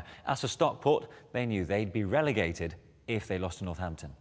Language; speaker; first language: English; native; English